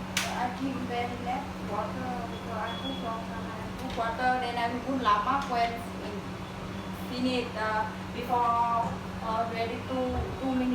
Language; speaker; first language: English; non-native, learner; Vietnamese